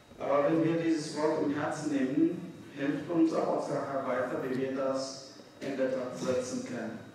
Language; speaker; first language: German; non-native, fluent; Arabic